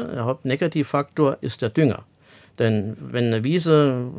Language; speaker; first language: German; native; German